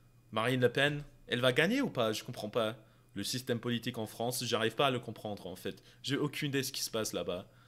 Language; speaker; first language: French; non-native, fluent; English